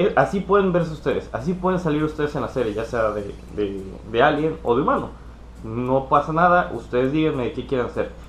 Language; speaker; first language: Spanish; native; Spanish